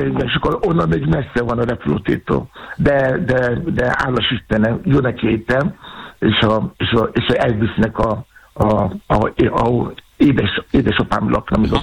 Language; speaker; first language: Hungarian; non-native, fluent; Yoruba